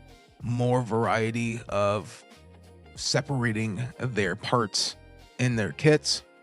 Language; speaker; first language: English; native; English